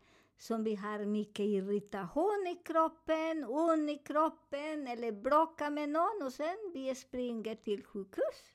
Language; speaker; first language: Swedish; non-native, learner; Spanish